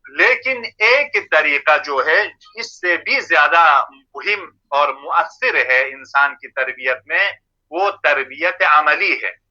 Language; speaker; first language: Urdu; non-native, local second language; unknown